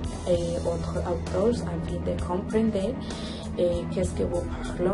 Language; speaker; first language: French; non-native, learner; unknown